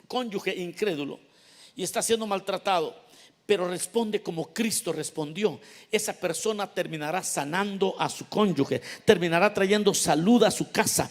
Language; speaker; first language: Spanish; native; Spanish